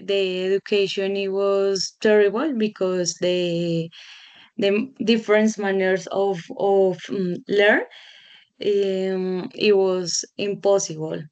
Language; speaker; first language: English; non-native, learner; Spanish